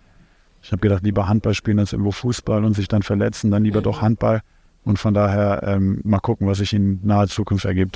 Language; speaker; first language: German; native; German